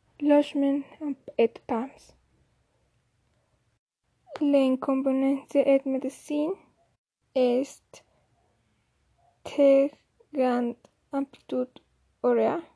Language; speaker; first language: French; non-native, learner; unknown